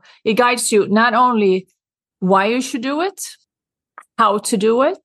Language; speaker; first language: English; non-native, fluent; Swedish